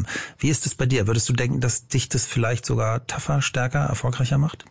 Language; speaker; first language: German; native; German